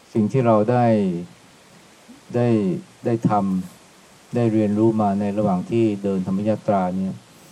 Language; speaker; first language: Thai; native; Thai